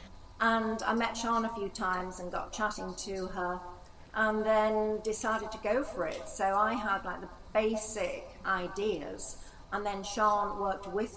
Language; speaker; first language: English; native; English